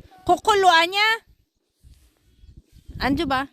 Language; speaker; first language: Korean; non-native, fluent; Filipino